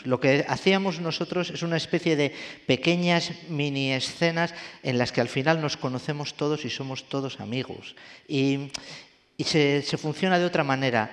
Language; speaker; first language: Spanish; native; Spanish